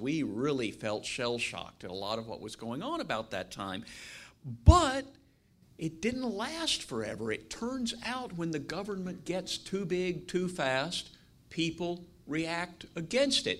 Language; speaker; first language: English; native; English